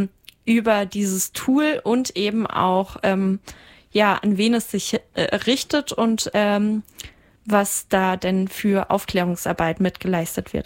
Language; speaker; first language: German; native; German